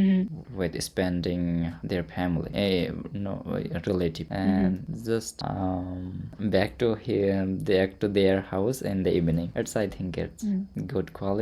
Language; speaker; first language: English; non-native, learner; Hindi